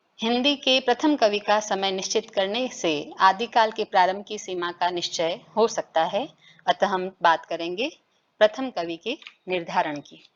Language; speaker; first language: Hindi; native; Hindi